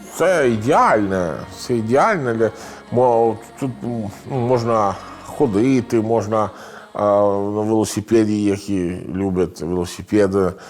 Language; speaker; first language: Ukrainian; non-native, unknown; Italian